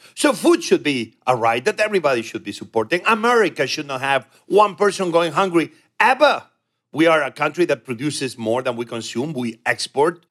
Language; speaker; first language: English; non-native, fluent; Spanish